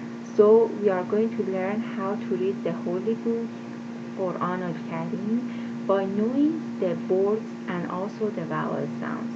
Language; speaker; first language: English; non-native, fluent; Persian